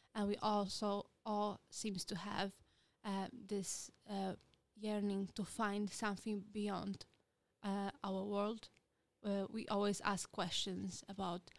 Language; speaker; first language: English; non-native, fluent; Polish